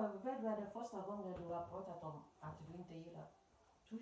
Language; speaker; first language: Swedish; non-native, fluent; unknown